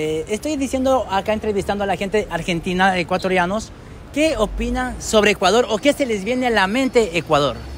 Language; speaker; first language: Spanish; native; Spanish